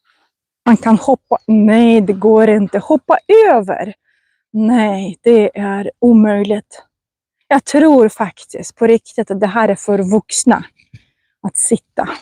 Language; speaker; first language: Swedish; non-native, fluent; Russian